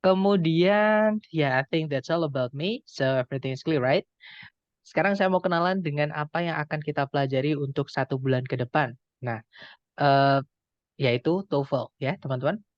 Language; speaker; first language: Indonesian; non-native, local second language; Javanese